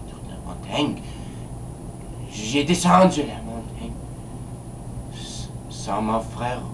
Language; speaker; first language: French; non-native, learner; English